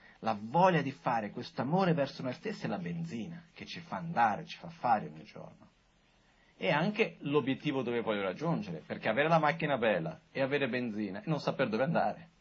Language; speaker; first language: Italian; non-native, fluent; Portuguese